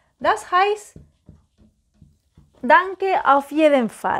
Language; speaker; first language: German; non-native, learner; Spanish